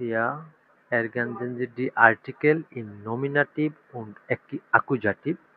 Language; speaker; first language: German; non-native, fluent; Bangla